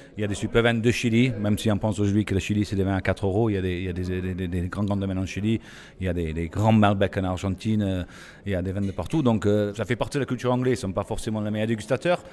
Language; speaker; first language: French; non-native, fluent; English